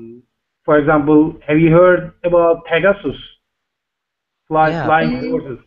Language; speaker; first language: English; non-native, learner; Turkish